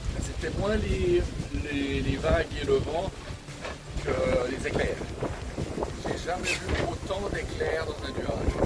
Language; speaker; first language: French; native; French